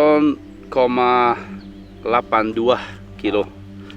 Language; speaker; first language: Indonesian; non-native, learner; English